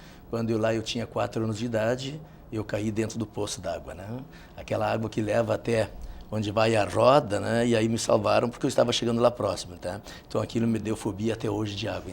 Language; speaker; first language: Portuguese; native; Portuguese